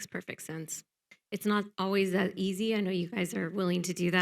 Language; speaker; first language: English; native; English